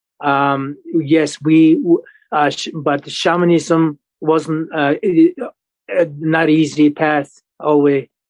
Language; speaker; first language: English; non-native, learner; Mongolian